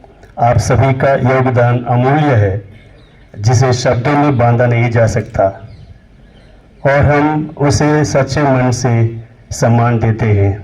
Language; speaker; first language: Hindi; native; Hindi